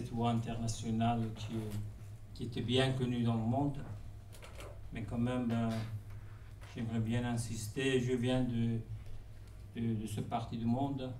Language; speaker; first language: French; non-native, fluent; Persian